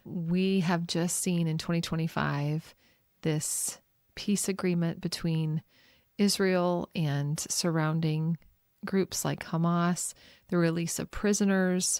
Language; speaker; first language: English; native; English